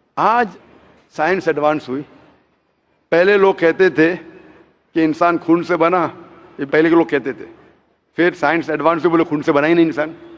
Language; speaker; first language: Hindi; non-native, local second language; Konkani